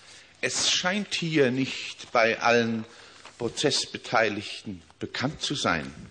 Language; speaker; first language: German; native; German